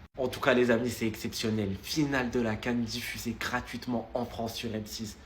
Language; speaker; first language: French; early bilingual, other home language; Arabic